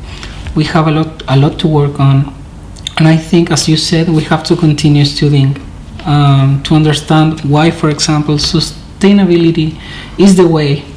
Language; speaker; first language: English; non-native, fluent; Spanish